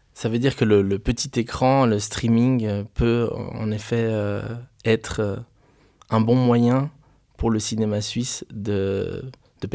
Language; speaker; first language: French; native; French